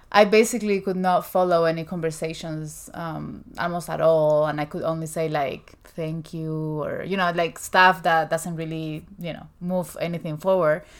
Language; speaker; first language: English; non-native, fluent; Spanish